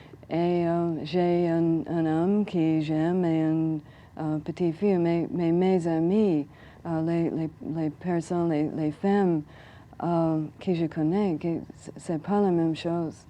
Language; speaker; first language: French; non-native, learner; English